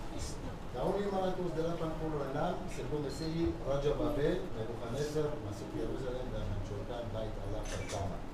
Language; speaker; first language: Indonesian; non-native, fluent; Hebrew